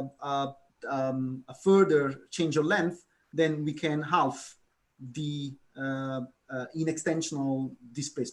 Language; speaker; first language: English; non-native, fluent; Italian